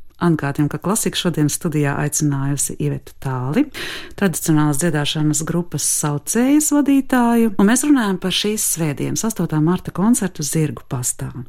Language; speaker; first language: Latvian; native; Latvian